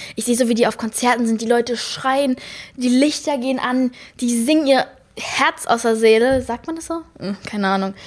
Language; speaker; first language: German; native; German